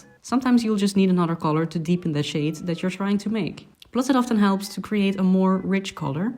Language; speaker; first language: English; non-native, fluent; Dutch